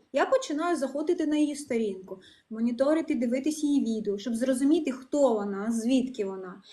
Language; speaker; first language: Ukrainian; non-native, local second language; Russian